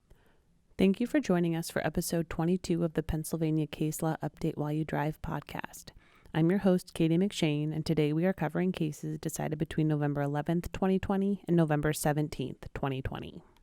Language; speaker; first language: English; native; English